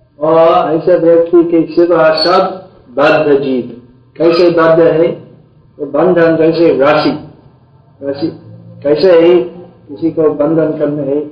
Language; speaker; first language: Hindi; non-native, fluent; English